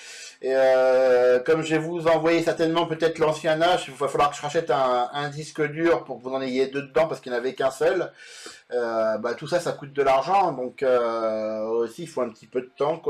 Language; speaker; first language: French; native; French